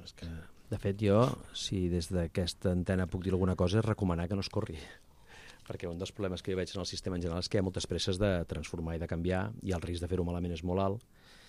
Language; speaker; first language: Catalan; native; Catalan